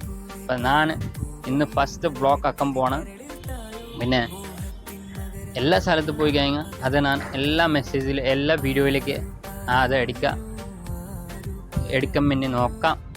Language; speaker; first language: Malayalam; non-native, learner; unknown